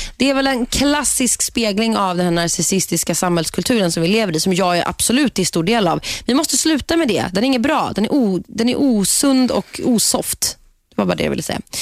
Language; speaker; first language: Swedish; native; Swedish